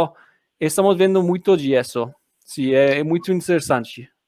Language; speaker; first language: Portuguese; non-native, learner; English